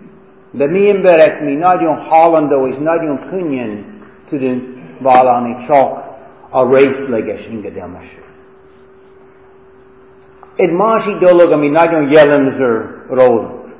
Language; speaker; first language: Hungarian; non-native, fluent; English